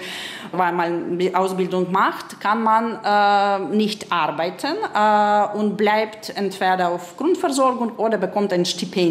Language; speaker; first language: German; non-native, fluent; Ukrainian